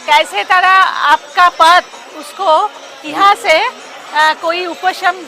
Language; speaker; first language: Hindi; non-native, local second language; Bangla